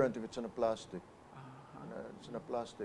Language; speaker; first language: English; non-native, local second language; Filipino